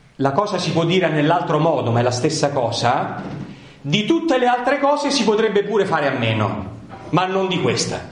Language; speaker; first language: Italian; native; Italian